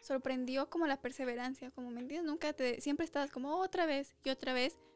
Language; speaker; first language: Spanish; early bilingual, other home language; English